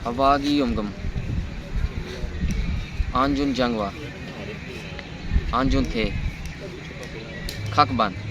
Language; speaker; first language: Korean; non-native, learner; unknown